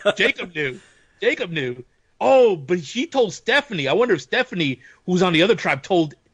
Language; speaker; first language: English; native; English